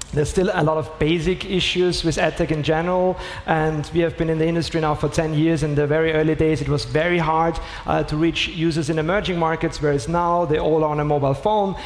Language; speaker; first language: English; non-native, fluent; German